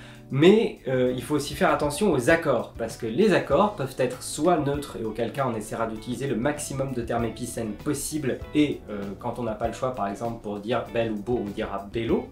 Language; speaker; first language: French; native; French